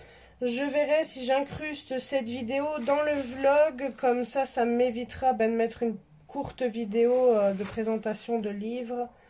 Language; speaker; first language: French; native; French